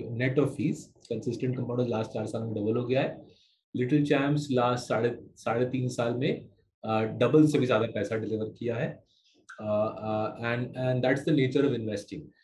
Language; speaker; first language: Hindi; non-native, local second language; Bangla